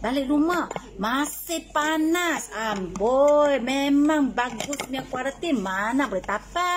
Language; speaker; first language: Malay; non-native, local second language; Min Nan Chinese